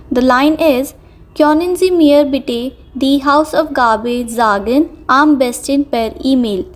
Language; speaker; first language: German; non-native, fluent; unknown